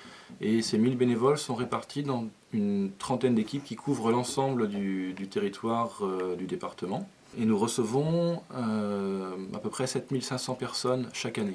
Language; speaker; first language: French; native; French